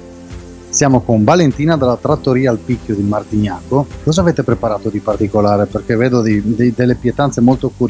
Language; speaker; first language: Italian; native; Italian